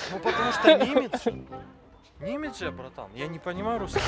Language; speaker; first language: Russian; native; Russian